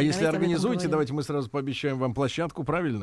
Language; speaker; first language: Russian; native; Russian